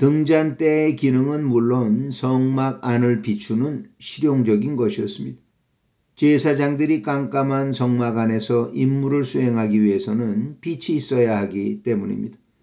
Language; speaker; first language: Korean; native; Korean